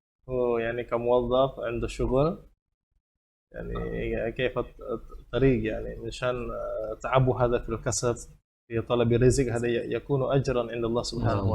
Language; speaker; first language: Arabic; non-native, fluent; Indonesian